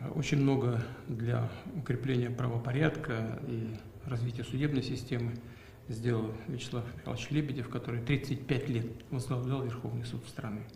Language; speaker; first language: Russian; native; Russian